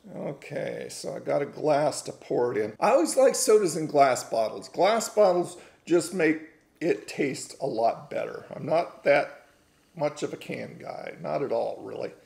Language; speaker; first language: English; native; English